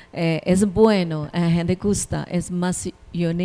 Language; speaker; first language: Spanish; non-native, learner; Chinese